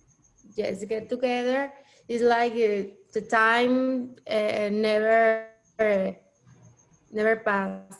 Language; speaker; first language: English; non-native, learner; Spanish